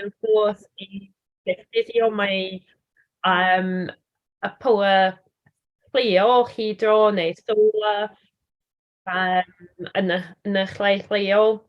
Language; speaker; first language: Welsh; non-native, learner; English